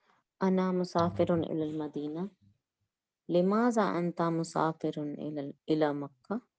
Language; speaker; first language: Arabic; non-native, learner; Urdu